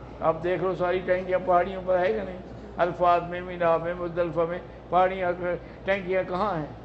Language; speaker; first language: Urdu; native; Urdu